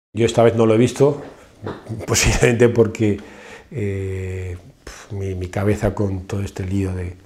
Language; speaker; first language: Spanish; native; Spanish